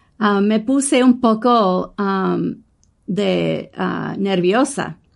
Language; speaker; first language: Spanish; non-native, learner; English